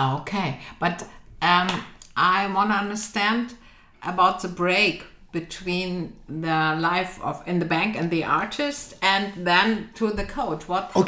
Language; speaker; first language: English; non-native, learner; German